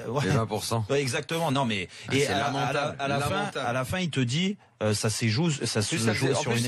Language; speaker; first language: French; native; French